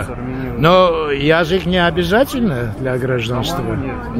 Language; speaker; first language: Russian; non-native, fluent; Armenian